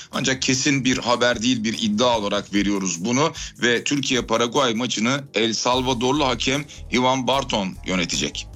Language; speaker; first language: Turkish; native; Turkish